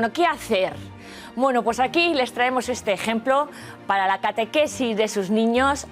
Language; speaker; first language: Spanish; native; Spanish